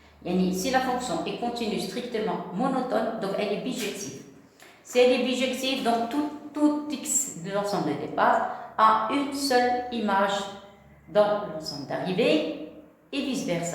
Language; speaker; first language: French; non-native, local second language; Arabic